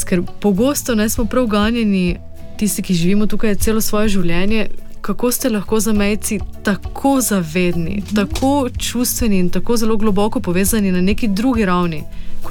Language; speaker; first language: Slovenian; native; Slovenian